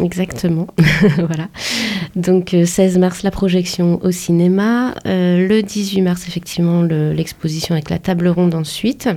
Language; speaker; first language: French; native; French